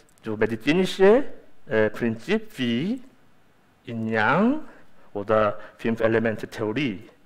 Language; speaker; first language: German; non-native, fluent; Korean